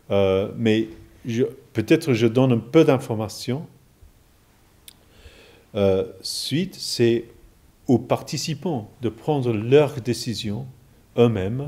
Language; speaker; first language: French; non-native, fluent; English